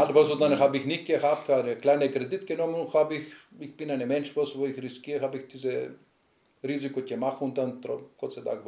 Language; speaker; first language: German; non-native, learner; Greek